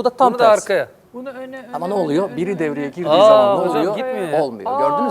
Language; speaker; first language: Turkish; native; Turkish